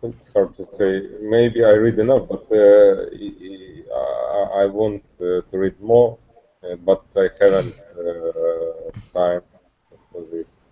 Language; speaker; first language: English; non-native, learner; Russian